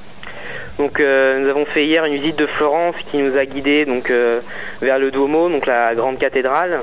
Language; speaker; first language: French; native; French